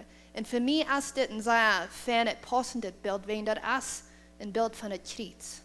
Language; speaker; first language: German; non-native, learner; Plautdietsch